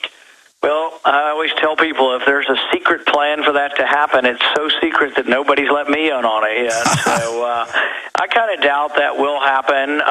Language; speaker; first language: English; native; English